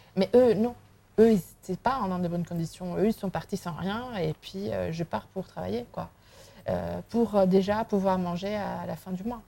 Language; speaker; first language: French; non-native, fluent; Spanish